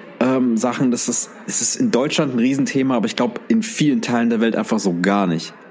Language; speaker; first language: German; early bilingual, other home language; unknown